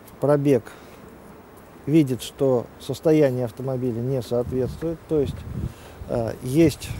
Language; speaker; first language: Russian; native; Russian